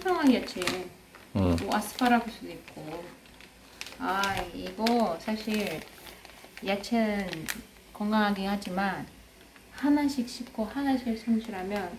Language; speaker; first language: Korean; non-native, fluent; Russian